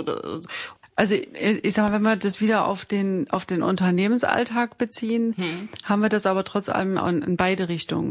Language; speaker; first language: German; native; German